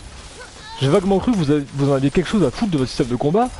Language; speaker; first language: French; native; French